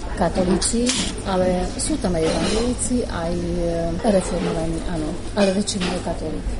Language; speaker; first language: Slovak; non-native, local second language; Hungarian